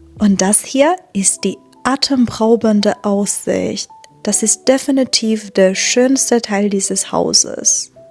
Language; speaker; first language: German; non-native, fluent; Persian